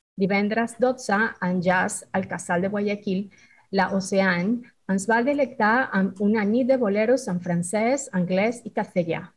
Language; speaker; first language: Catalan; non-native, fluent; Spanish